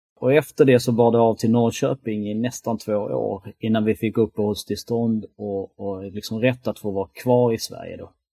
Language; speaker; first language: Swedish; early bilingual, other home language; Albanian